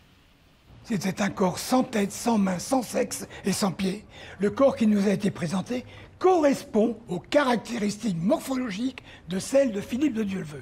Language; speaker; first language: French; native; French